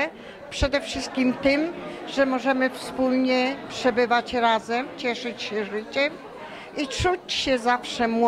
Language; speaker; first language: Polish; native; Polish